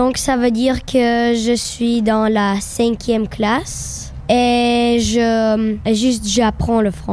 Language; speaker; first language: French; non-native, learner; Slovak